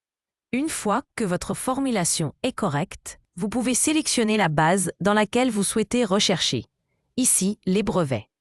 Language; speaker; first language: French; native; French